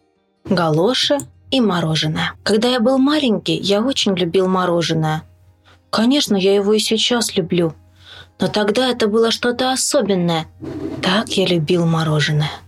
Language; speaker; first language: Russian; native; Russian